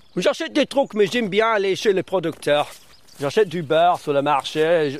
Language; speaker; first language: French; non-native, fluent; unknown